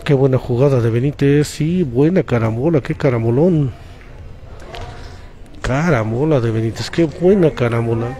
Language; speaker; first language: Spanish; native; Spanish